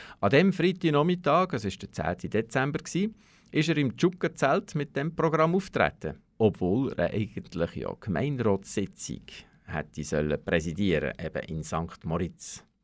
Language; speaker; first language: German; native; German